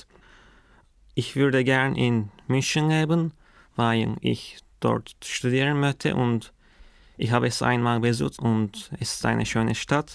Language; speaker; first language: German; non-native, learner; Turkish